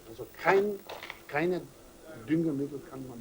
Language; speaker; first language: German; non-native, fluent; Serbian